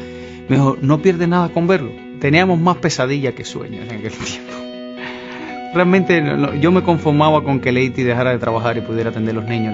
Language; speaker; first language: Spanish; native; Spanish